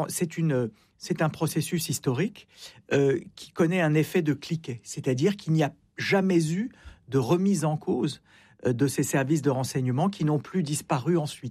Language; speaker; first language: French; native; French